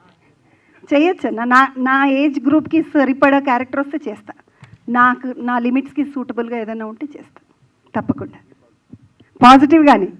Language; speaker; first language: Telugu; native; Telugu